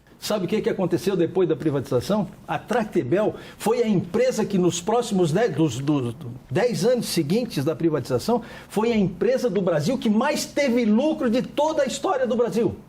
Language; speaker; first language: Portuguese; native; Portuguese